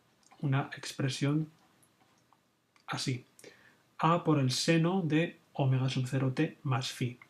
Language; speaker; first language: Spanish; native; Spanish